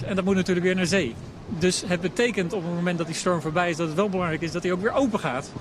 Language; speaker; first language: Dutch; native; Dutch